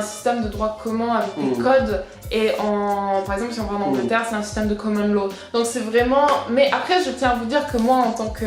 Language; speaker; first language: French; early bilingual, other home language; English